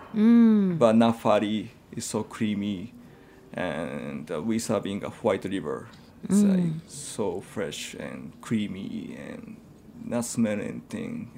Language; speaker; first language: English; non-native, fluent; Japanese